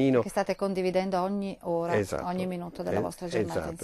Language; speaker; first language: Italian; native; Italian